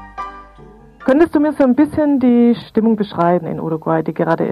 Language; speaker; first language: German; native; German